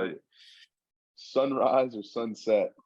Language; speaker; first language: English; native; English